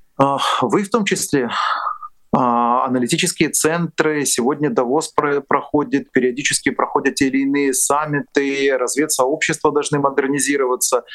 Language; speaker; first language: Russian; non-native, local second language; Ukrainian